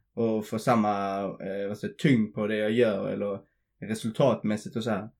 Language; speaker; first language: Swedish; early bilingual, other home language; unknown